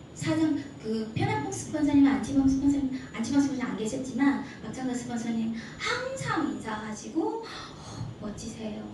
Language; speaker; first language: Korean; early bilingual, heritage; Korean